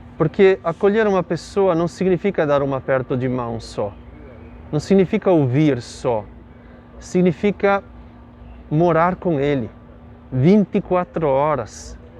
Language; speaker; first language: Portuguese; non-native, fluent; Italian